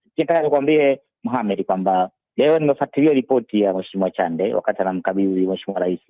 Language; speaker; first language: Swahili; native; Swahili